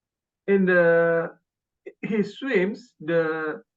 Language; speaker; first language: English; non-native, learner; Indonesian